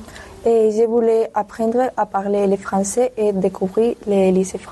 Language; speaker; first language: French; non-native, learner; Spanish